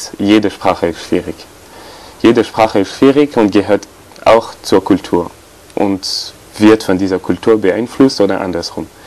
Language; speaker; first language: German; non-native, fluent; French